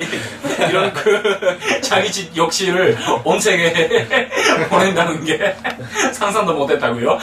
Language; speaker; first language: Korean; non-native, fluent; Japanese